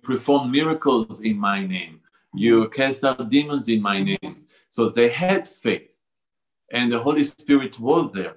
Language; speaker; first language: English; non-native, fluent; Hebrew